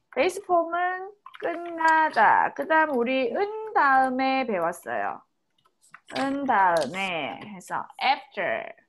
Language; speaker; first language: Korean; native; Korean